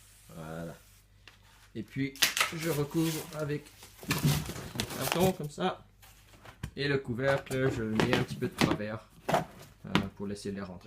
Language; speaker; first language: French; native; French